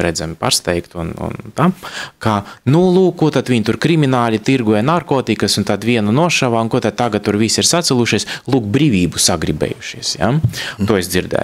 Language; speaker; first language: Latvian; non-native, local second language; Russian